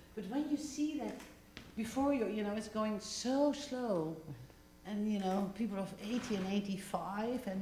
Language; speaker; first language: English; non-native, fluent; Dutch